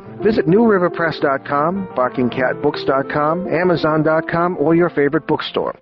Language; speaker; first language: English; native; English